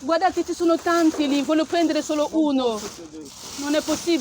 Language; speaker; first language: Italian; non-native, learner; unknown